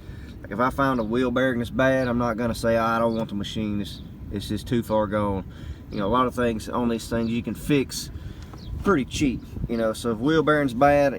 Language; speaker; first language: English; native; English